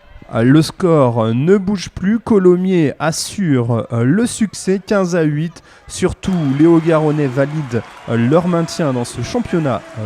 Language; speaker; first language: French; native; French